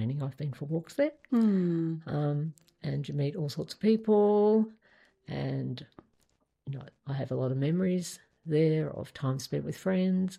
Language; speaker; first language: English; native; English